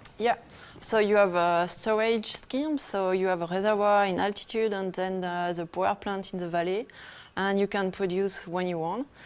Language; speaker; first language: English; non-native, fluent; French